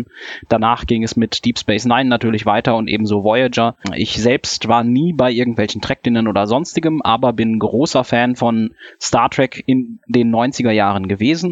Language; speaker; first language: German; native; German